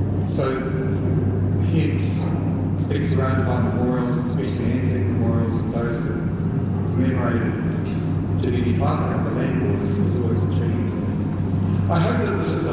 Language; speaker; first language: English; native; English